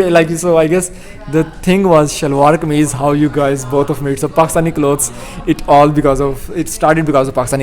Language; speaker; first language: English; non-native, local second language; Urdu